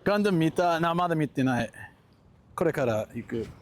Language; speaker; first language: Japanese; non-native, learner; English